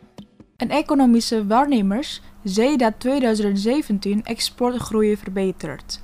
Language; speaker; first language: Dutch; non-native, fluent; Indonesian